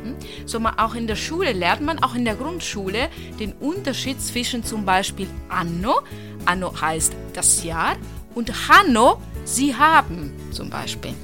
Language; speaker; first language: German; non-native, fluent; Italian